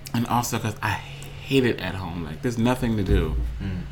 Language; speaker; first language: English; native; English